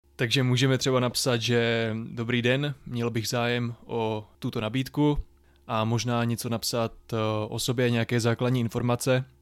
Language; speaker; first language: Czech; native; Czech